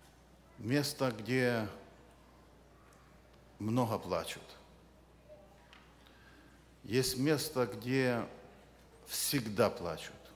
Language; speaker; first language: Russian; non-native, local second language; Ukrainian